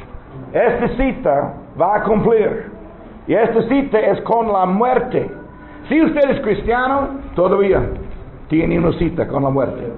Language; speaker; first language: Spanish; non-native, learner; English